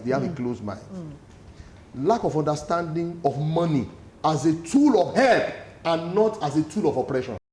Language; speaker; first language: English; non-native, local second language; Yoruba